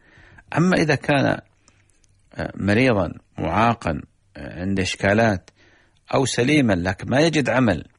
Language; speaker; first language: Arabic; native; Arabic